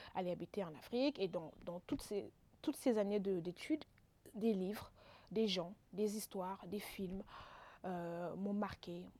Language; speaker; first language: French; non-native, local second language; Wolof